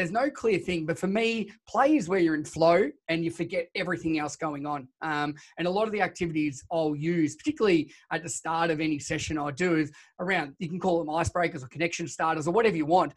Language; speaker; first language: English; native; English